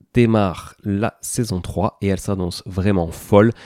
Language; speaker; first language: French; native; French